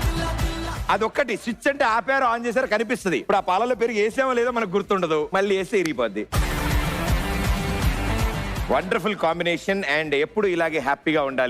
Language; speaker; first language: Telugu; native; Telugu